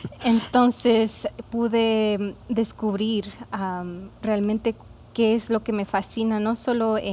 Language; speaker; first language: Spanish; early bilingual, heritage; Spanish